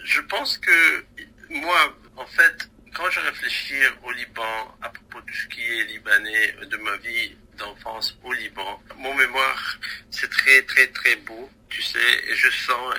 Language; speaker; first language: French; non-native, local second language; Arabic